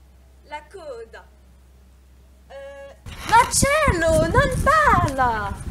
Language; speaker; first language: Italian; non-native, learner; French